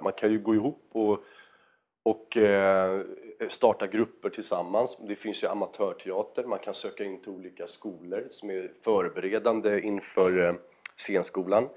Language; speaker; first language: Swedish; native; Swedish